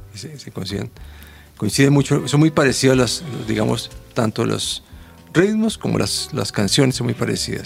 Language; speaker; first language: Spanish; native; Spanish